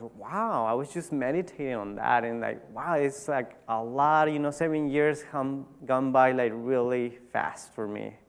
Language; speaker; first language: English; early bilingual, other home language; Spanish